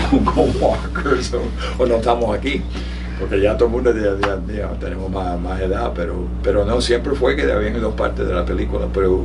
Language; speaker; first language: Spanish; early bilingual, heritage; Spanish